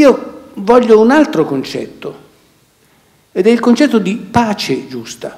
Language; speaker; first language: Italian; native; Italian